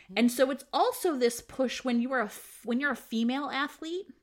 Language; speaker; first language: English; native; English